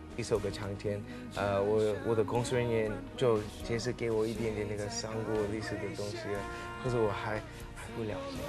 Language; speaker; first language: Chinese; non-native, learner; Korean